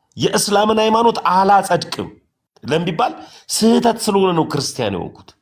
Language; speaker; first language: Amharic; non-native, local second language; Oromo